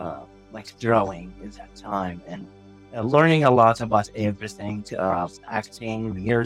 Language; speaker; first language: English; non-native, learner; Arabic